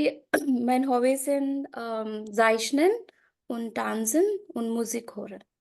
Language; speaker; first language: German; non-native, learner; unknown